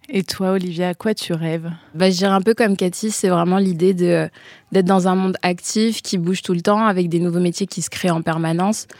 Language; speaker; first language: French; native; French